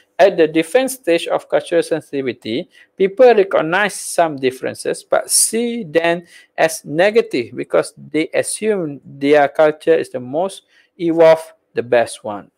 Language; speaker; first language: English; non-native, local second language; Malay